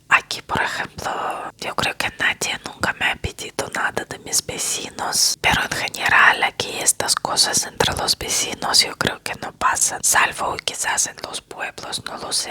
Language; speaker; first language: Spanish; non-native, fluent; Russian